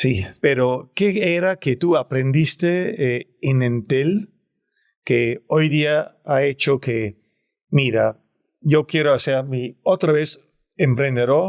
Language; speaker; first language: Spanish; non-native, fluent; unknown